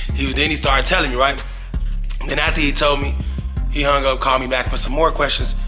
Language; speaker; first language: English; native; English